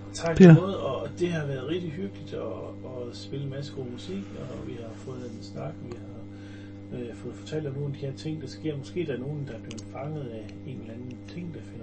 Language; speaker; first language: Danish; native; Danish